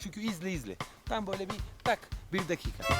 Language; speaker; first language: Turkish; non-native, fluent; Italian